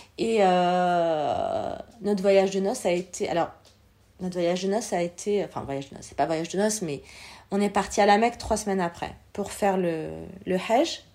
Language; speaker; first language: French; early bilingual, other home language; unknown